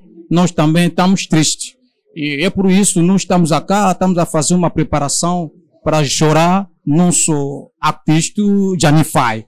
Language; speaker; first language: Portuguese; non-native, learner; Lingala